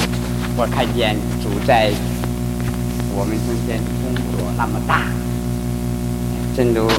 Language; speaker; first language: Chinese; native; Chinese